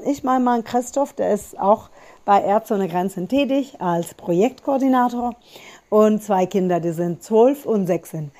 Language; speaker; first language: German; non-native, fluent; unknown